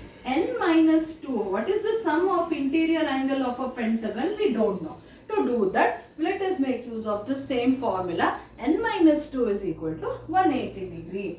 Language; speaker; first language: English; non-native, local second language; Kannada